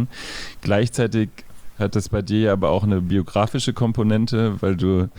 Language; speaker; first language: German; native; German